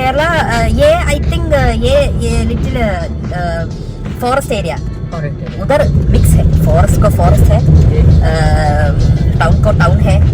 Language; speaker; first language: Hindi; non-native, local second language; Malayalam